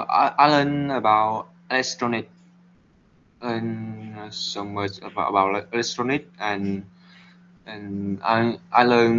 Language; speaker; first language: English; non-native, learner; Vietnamese